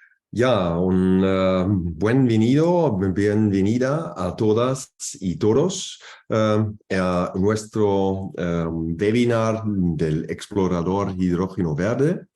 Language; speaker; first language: Spanish; non-native, fluent; German